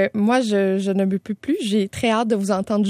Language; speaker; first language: French; native; French